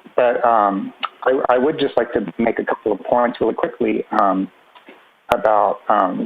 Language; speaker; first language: English; native; English